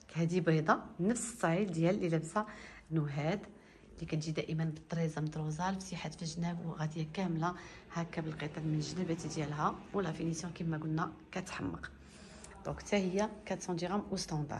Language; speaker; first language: Arabic; native; Arabic